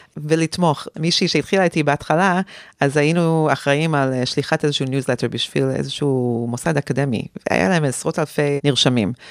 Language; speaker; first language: Hebrew; early bilingual, heritage; Hebrew